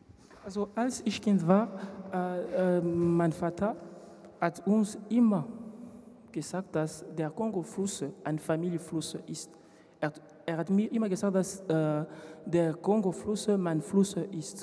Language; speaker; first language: German; non-native, learner; French